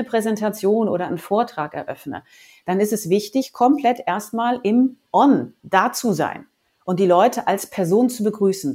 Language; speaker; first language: German; native; German